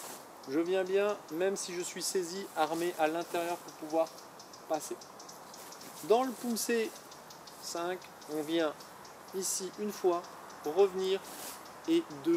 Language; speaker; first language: French; native; French